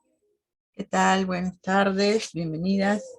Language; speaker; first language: Spanish; native; Spanish